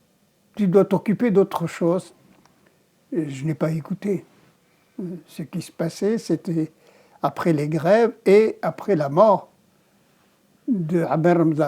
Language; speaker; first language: French; non-native, local second language; Arabic